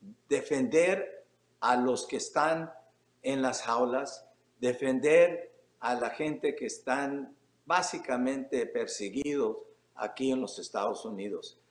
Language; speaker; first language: Spanish; early bilingual, heritage; Spanish